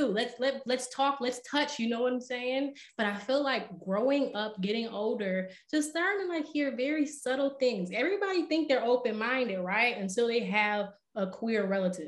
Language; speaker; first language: English; native; English